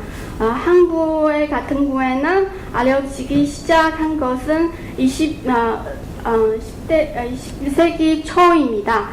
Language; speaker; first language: Korean; non-native, fluent; Chinese